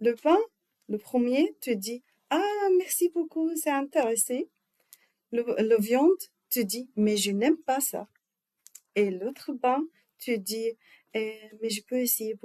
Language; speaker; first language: French; non-native, learner; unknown